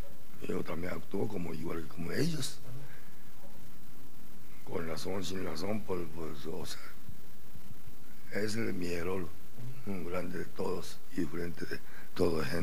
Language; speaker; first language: Spanish; non-native, learner; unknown